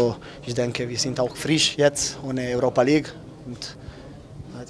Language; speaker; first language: German; non-native, learner; Italian